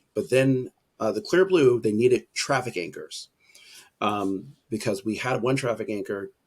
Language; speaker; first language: English; native; English